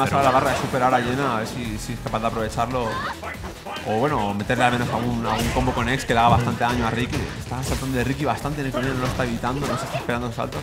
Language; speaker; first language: Spanish; native; Spanish